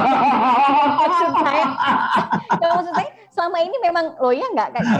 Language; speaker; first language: Indonesian; native; Indonesian